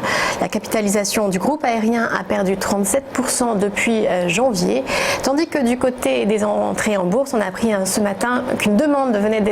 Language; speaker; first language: French; native; French